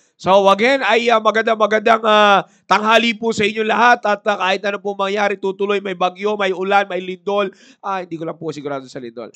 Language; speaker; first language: Filipino; native; Filipino